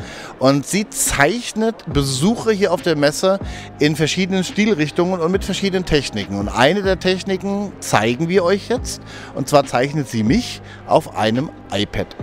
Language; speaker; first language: German; native; German